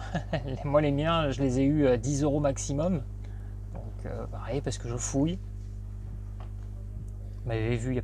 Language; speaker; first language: French; native; French